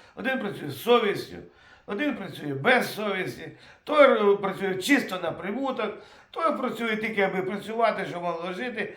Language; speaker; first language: Ukrainian; native; Ukrainian